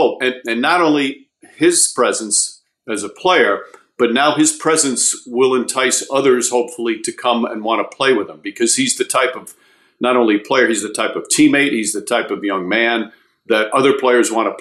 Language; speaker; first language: English; native; English